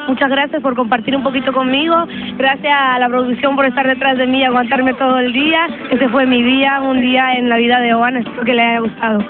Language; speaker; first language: Spanish; non-native, fluent; Romanian